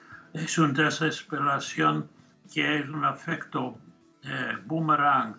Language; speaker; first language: Spanish; non-native, fluent; English